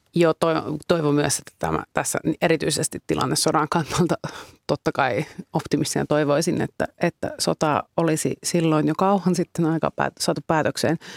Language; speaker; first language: Finnish; native; Finnish